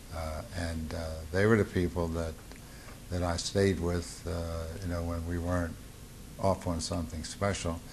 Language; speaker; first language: English; native; English